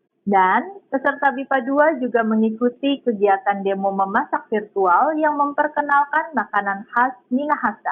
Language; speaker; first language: Indonesian; native; Indonesian